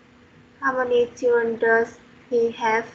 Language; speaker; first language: English; non-native, learner; Vietnamese